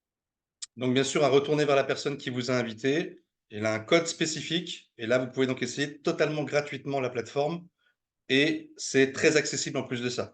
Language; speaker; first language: French; native; French